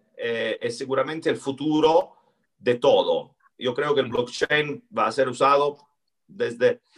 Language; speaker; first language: Spanish; non-native, learner; Italian